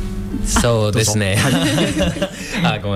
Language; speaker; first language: Japanese; non-native, fluent; English